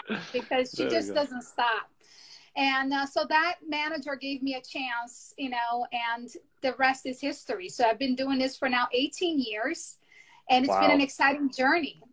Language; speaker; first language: English; non-native, fluent; Portuguese